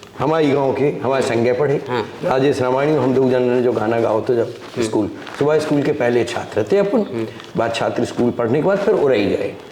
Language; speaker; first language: Hindi; native; Hindi